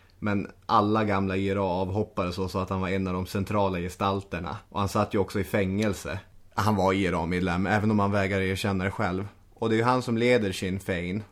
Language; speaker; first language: Swedish; native; Swedish